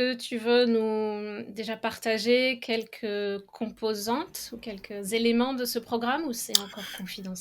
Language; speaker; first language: French; native; French